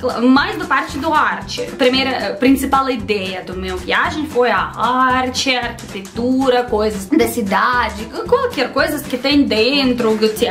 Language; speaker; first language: Portuguese; non-native, learner; Russian